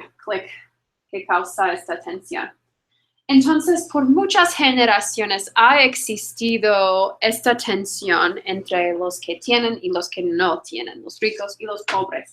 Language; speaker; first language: Spanish; non-native, fluent; English